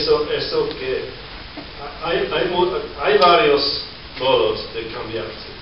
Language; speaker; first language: Spanish; non-native, learner; English